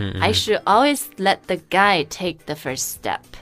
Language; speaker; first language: English; non-native, fluent; Chinese